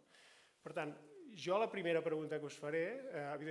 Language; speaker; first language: Catalan; native; Catalan